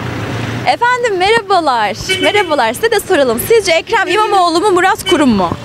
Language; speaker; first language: Turkish; native; Turkish